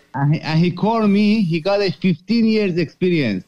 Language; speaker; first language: English; non-native, fluent; Persian